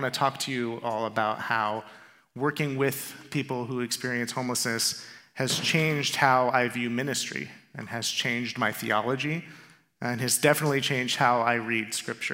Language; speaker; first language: English; native; English